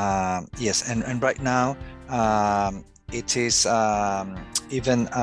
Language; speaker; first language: English; non-native, fluent; Spanish